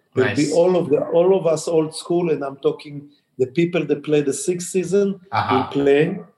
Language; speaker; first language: English; non-native, fluent; Hebrew